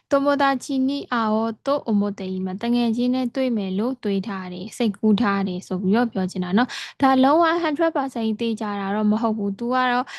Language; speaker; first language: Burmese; native; Burmese